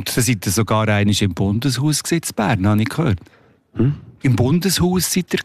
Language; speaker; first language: German; native; German